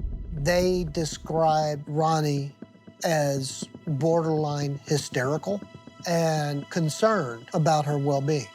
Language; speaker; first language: English; native; English